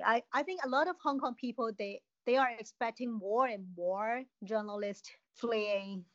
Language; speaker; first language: English; non-native, local second language; Cantonese